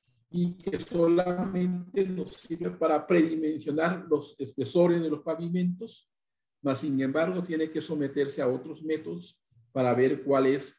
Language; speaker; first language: Spanish; native; Spanish